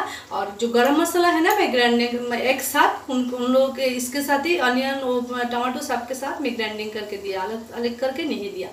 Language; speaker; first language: Hindi; non-native, local second language; Bangla